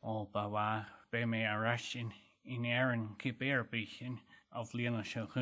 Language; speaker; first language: Irish; non-native, learner; German